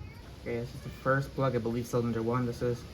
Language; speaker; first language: English; native; English